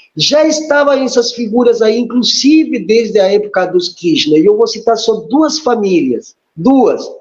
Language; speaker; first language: Portuguese; non-native, fluent; Spanish